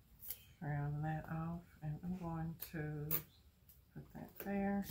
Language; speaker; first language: English; native; English